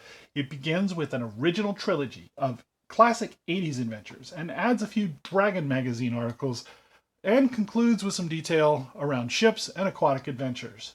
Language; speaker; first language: English; native; English